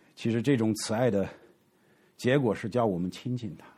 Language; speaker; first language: Chinese; non-native, fluent; English